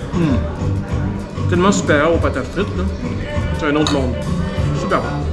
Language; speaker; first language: French; native; French